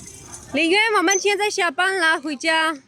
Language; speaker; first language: Chinese; non-native, fluent; Urdu